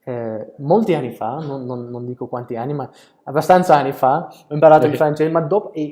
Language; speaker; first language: Italian; non-native, learner; English